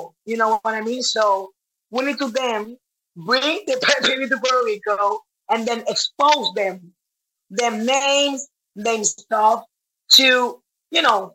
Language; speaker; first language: English; non-native, learner; Spanish